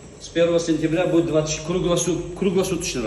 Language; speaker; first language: Russian; non-native, local second language; Uzbek